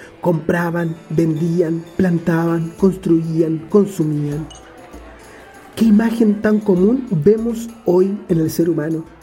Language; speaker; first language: Spanish; native; Spanish